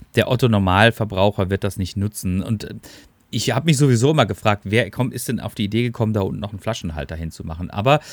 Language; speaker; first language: German; native; German